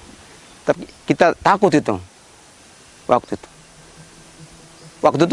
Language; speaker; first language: Indonesian; non-native, local second language; Tetum